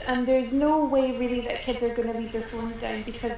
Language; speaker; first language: English; native; English